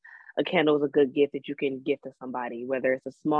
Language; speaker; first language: English; native; English